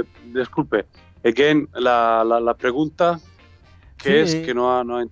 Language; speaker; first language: Spanish; non-native, learner; Italian